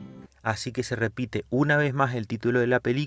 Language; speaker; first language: Spanish; native; Spanish